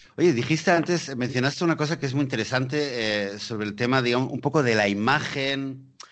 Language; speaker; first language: Spanish; native; Spanish